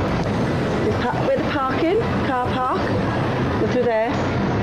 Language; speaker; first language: English; non-native, learner; Greek